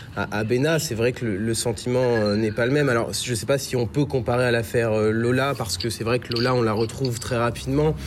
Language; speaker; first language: French; native; French